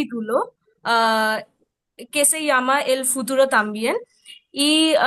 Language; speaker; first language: Spanish; non-native, fluent; Bangla